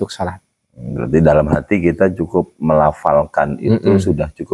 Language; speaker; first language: Indonesian; native; Indonesian